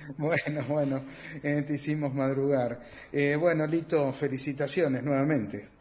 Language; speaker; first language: Spanish; native; Spanish